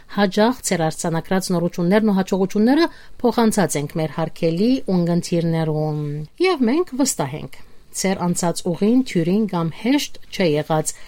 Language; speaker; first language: Armenian; native; Armenian